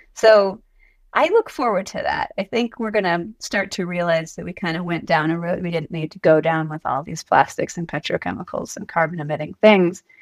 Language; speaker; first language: English; native; English